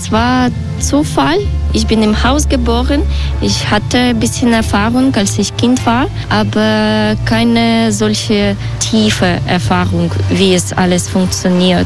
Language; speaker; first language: German; non-native, learner; Russian